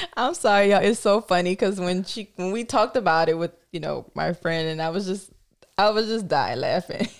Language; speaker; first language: English; native; English